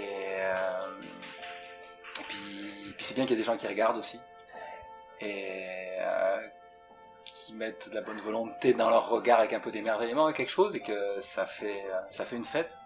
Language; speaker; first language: French; native; French